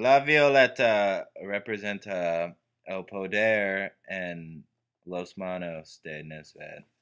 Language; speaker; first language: Spanish; non-native, learner; English